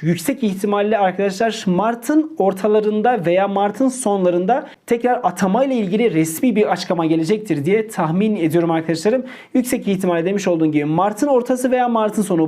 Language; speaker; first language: Turkish; native; Turkish